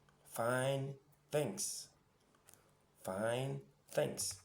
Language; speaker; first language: English; non-native, fluent; French